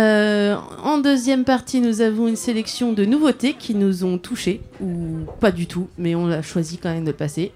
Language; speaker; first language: French; native; French